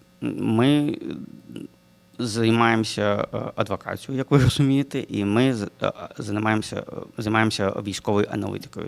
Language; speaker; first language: Ukrainian; non-native, local second language; Russian